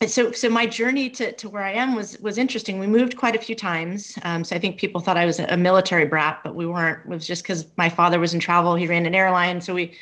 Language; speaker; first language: English; native; English